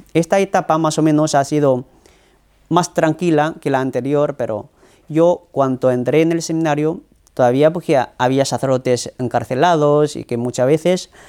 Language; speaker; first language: Spanish; non-native, fluent; Chinese